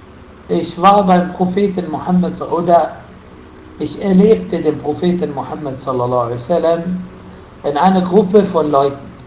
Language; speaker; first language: German; non-native, fluent; Arabic